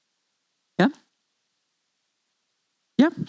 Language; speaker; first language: English; non-native, learner; Italian